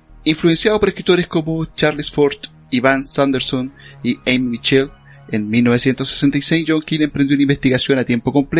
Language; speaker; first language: Spanish; native; Spanish